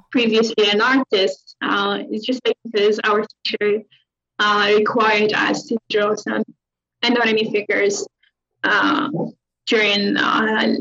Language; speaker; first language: English; non-native, fluent; Arabic